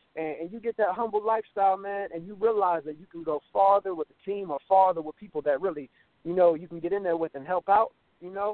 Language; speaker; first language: English; native; English